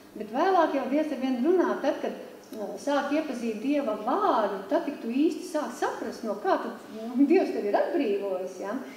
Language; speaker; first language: Latvian; native; Latvian